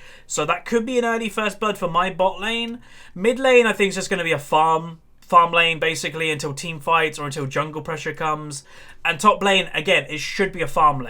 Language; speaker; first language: English; native; English